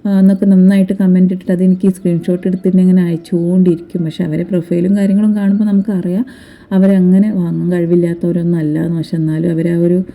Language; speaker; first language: Malayalam; native; Malayalam